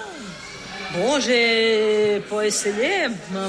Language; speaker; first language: French; non-native, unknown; Portuguese